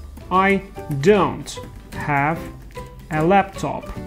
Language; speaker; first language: English; non-native, fluent; Russian